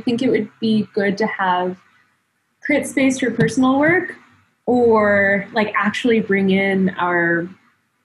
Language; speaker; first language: English; native; English